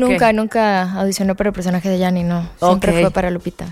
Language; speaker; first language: Spanish; native; Spanish